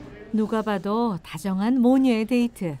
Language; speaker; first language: Korean; native; Korean